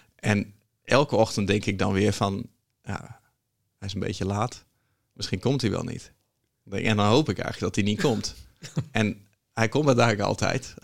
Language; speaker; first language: Dutch; native; Dutch